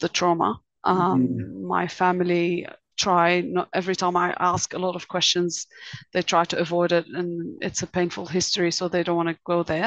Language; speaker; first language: English; native; English